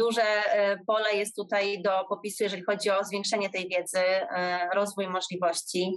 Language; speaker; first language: Polish; native; Polish